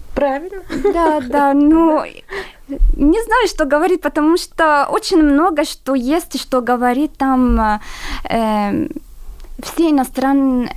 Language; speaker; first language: Russian; non-native, fluent; Arabic